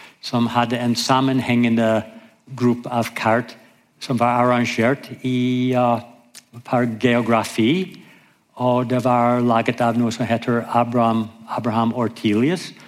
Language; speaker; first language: Norwegian; non-native, fluent; English